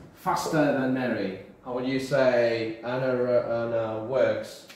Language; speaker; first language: English; non-native, fluent; Spanish